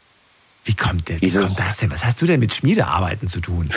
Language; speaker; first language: German; native; German